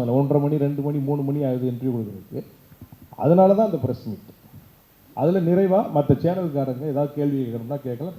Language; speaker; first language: Tamil; native; Tamil